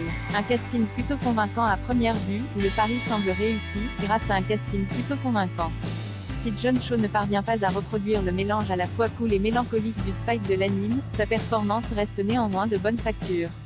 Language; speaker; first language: French; native; French